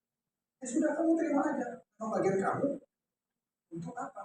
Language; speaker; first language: Indonesian; native; Indonesian